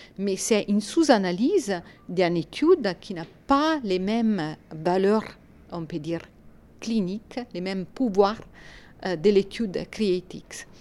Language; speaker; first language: French; non-native, fluent; Italian